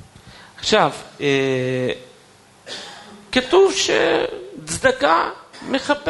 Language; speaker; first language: Hebrew; non-native, fluent; Russian